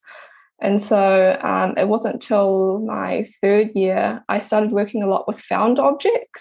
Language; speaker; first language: English; native; English